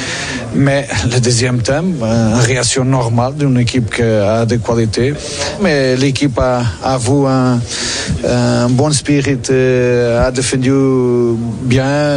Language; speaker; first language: French; non-native, learner; Portuguese